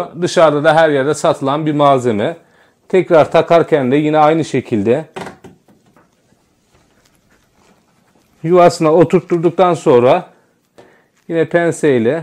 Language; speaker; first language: Turkish; native; Turkish